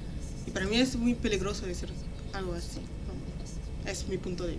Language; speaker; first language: Spanish; non-native, fluent; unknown